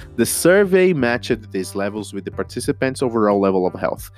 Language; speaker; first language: English; non-native, fluent; Portuguese